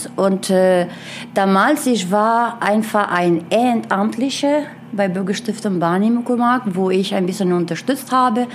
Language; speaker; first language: German; non-native, learner; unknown